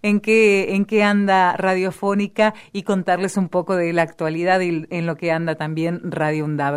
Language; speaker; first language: Spanish; native; Spanish